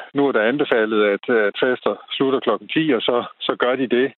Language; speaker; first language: Danish; native; Danish